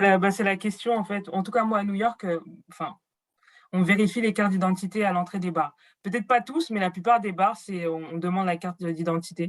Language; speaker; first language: French; native; French